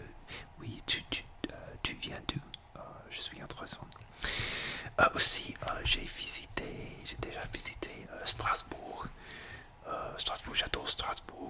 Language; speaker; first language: French; non-native, learner; English